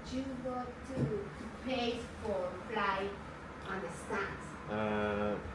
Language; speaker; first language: English; non-native, learner; Spanish